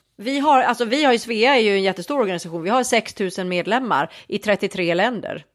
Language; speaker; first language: Swedish; native; Swedish